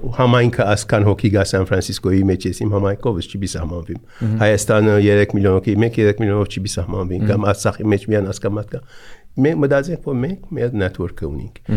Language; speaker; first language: Armenian; early bilingual, heritage; Armenian